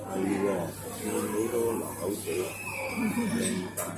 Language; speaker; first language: Cantonese; native; Cantonese